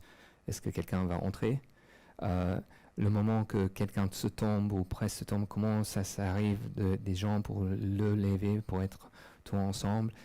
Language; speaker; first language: French; non-native, fluent; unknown